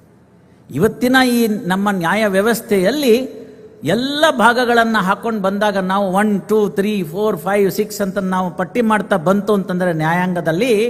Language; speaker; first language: Kannada; native; Kannada